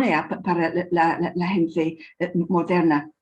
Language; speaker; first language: Spanish; non-native, fluent; English